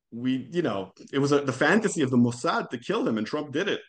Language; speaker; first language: English; non-native, fluent; Hebrew